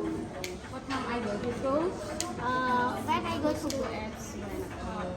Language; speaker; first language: English; non-native, learner; Khmer